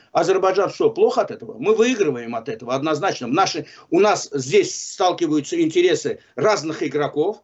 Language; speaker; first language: Russian; non-native, local second language; Azerbaijani